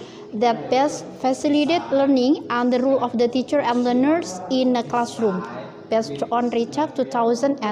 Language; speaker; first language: English; non-native, fluent; Indonesian